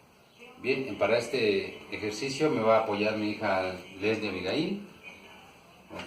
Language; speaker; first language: Spanish; native; Spanish